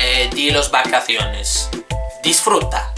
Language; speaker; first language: Spanish; non-native, learner; English